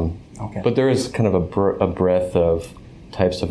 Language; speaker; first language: English; native; English